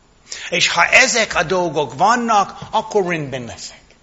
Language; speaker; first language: Hungarian; non-native, fluent; English